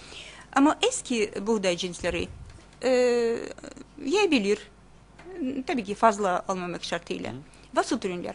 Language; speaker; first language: Turkish; non-native, fluent; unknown